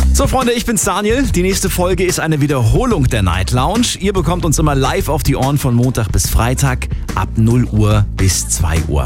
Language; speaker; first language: German; native; German